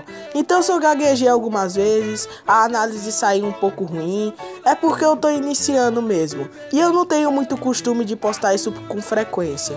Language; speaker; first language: Portuguese; native; Portuguese